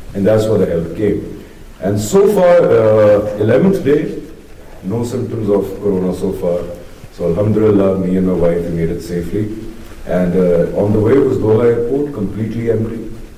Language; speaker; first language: English; non-native, local second language; Urdu